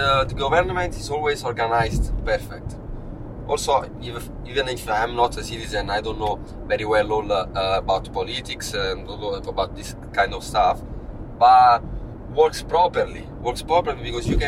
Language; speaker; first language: English; non-native, learner; Italian